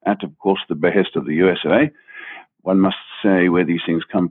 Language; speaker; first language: English; native; English